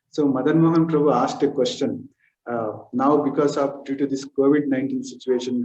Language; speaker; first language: English; non-native, local second language; Kannada